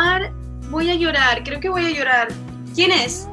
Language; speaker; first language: Spanish; early bilingual, heritage; Spanish